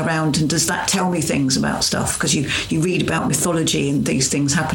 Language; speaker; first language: English; native; English